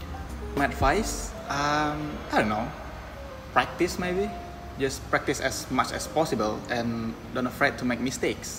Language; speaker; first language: English; non-native, fluent; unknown